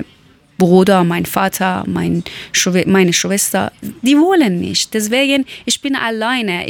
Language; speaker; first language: German; non-native, learner; Persian